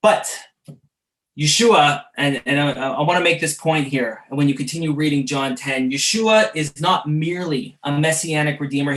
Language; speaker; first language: English; native; English